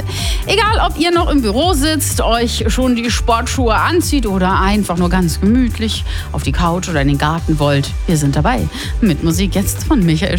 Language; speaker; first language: German; native; German